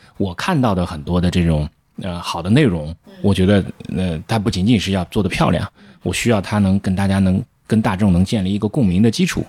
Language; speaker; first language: Chinese; native; Chinese